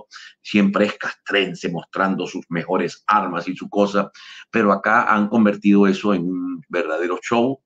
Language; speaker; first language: Spanish; native; Spanish